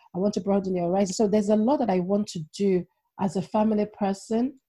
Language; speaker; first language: English; non-native, local second language; Yoruba